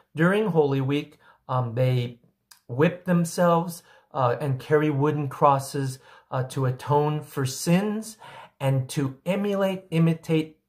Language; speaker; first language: English; early bilingual, other home language; Spanish